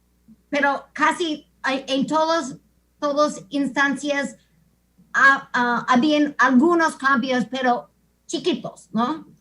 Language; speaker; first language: Spanish; non-native, fluent; English